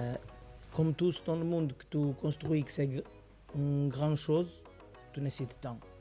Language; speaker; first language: French; non-native, fluent; Portuguese